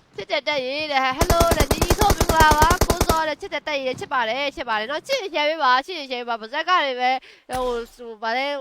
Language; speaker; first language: Burmese; native; Burmese